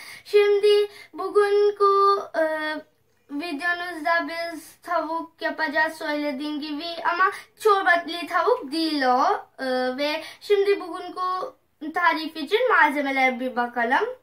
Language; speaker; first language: Turkish; non-native, learner; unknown